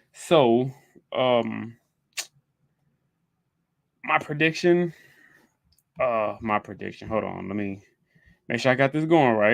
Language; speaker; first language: English; native; English